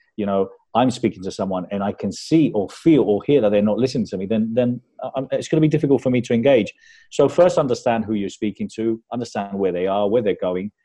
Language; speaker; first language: English; early bilingual, other home language; Spanish